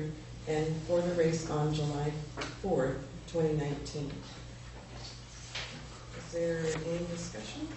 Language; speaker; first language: English; native; English